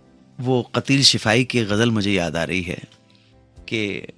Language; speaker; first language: Hindi; native; Hindi